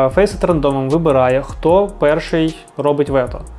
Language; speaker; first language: Ukrainian; non-native, local second language; Russian